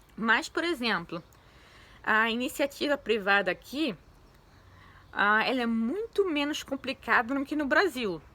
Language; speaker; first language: Portuguese; native; Portuguese